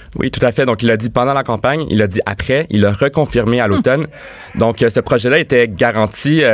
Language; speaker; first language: French; native; French